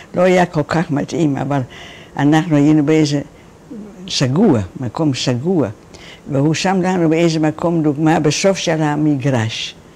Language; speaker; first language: Hebrew; non-native, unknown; Dutch